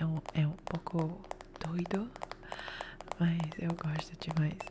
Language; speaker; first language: Portuguese; non-native, learner; Italian